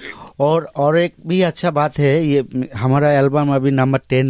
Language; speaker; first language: Hindi; non-native, learner; Bangla